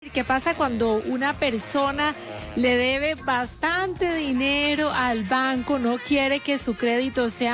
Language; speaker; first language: Spanish; native; Spanish